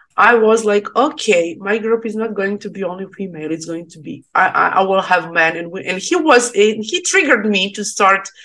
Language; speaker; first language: English; non-native, learner; Serbian